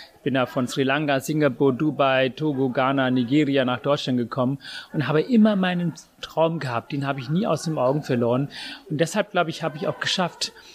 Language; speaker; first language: German; non-native, fluent; Tamil